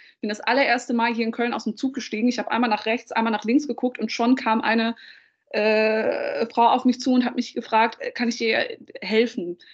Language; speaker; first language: German; early bilingual, other home language; Dutch